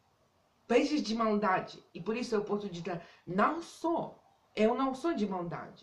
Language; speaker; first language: Portuguese; non-native, fluent; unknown